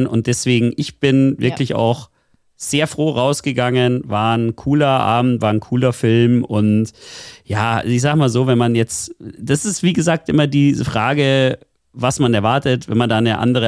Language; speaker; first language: German; native; German